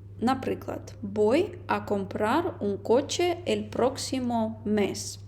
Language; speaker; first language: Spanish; non-native, fluent; Ukrainian